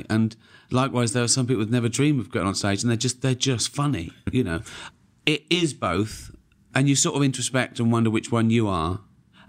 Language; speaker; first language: English; native; English